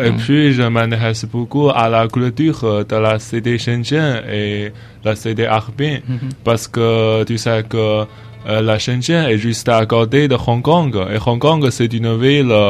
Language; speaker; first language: French; non-native, learner; Chinese